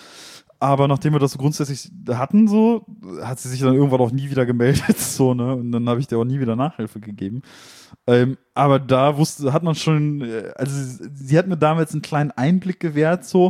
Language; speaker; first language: German; native; German